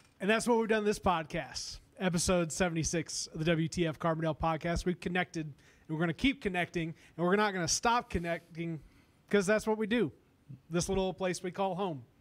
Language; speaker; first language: English; native; English